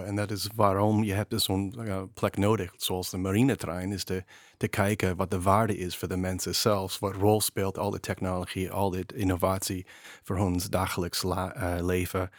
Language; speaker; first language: Dutch; non-native, fluent; English